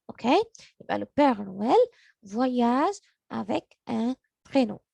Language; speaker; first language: French; non-native, learner; Arabic